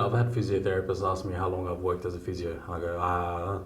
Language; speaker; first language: English; native; English